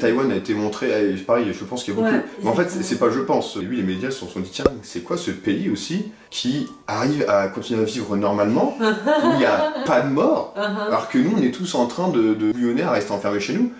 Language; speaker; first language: French; native; French